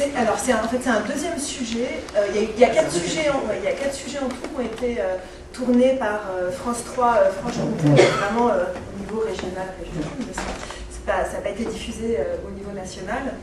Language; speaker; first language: French; native; French